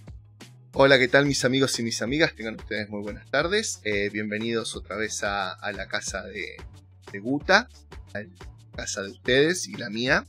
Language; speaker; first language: Spanish; native; Spanish